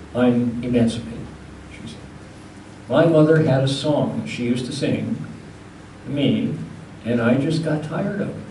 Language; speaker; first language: English; native; English